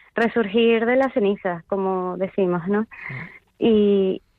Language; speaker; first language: Spanish; native; Spanish